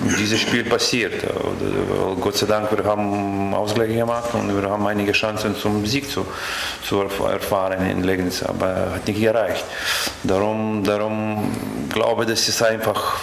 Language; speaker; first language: German; non-native, learner; Lithuanian